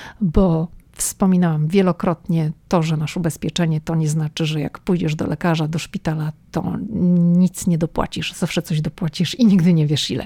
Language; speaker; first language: Polish; native; Polish